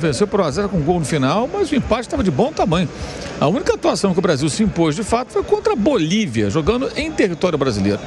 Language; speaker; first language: Portuguese; native; Portuguese